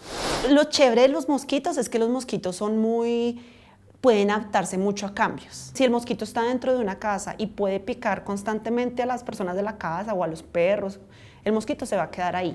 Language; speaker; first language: Spanish; native; Spanish